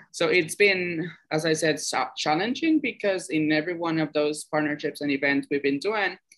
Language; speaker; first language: English; non-native, fluent; Spanish